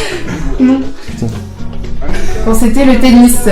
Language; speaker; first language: French; native; French